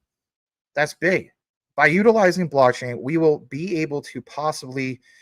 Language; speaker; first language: English; native; English